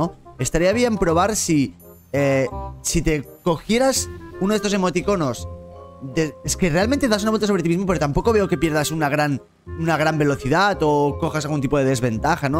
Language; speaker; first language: Spanish; native; Spanish